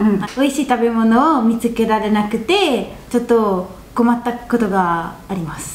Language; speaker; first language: Japanese; non-native, fluent; Italian